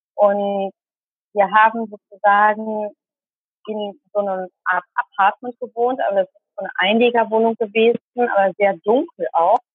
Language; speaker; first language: German; early bilingual, other home language; Tamil